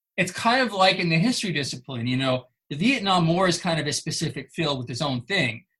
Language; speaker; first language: English; native; English